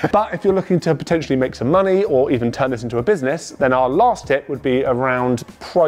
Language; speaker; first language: English; native; English